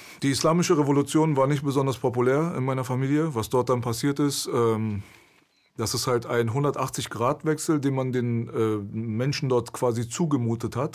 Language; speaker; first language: German; early bilingual, other home language; Persian